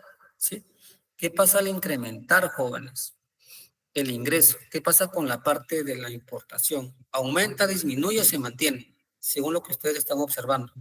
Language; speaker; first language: Spanish; native; Spanish